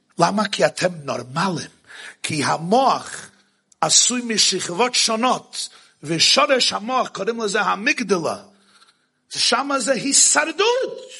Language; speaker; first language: Hebrew; non-native, fluent; English